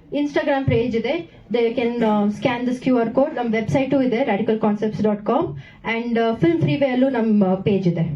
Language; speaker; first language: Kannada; non-native, local second language; Tamil